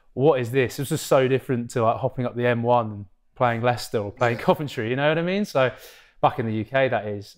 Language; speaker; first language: English; native; English